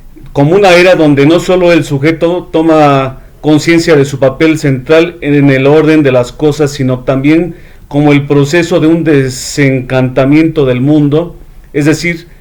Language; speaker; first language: Spanish; native; Spanish